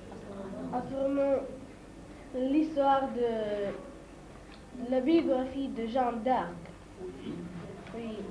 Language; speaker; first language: French; non-native, learner; Russian